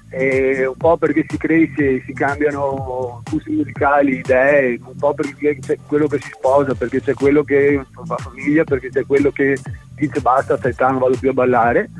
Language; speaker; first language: Italian; native; Italian